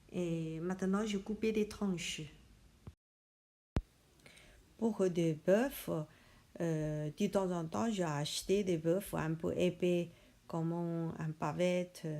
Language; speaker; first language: French; non-native, learner; Chinese